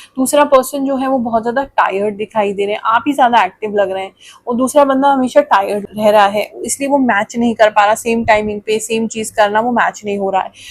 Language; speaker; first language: Hindi; native; Hindi